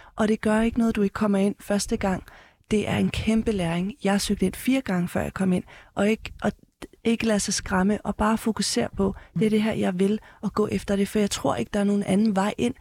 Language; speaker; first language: Danish; early bilingual, heritage; Danish